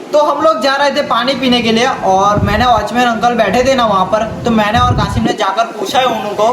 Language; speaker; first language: Hindi; non-native, local second language; Gujarati